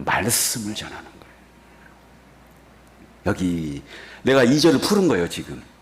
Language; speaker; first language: Korean; native; Korean